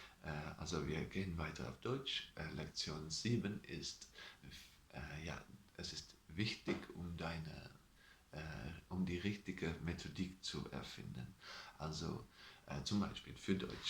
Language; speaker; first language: German; non-native, learner; Dutch